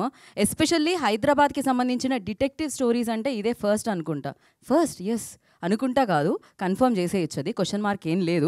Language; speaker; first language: Telugu; native; Telugu